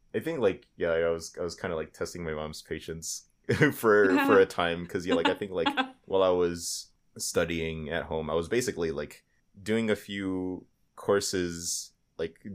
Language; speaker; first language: English; early bilingual, other home language; Filipino